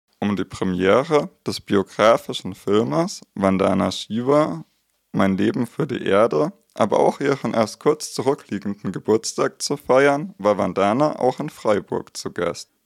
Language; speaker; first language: German; native; German